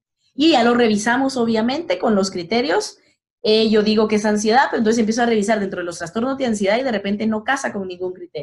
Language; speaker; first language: Spanish; native; Spanish